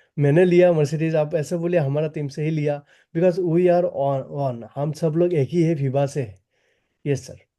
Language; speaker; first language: Hindi; non-native, local second language; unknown